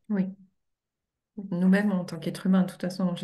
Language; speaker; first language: French; native; French